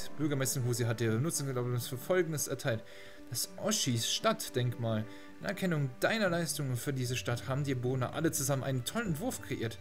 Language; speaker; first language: German; native; German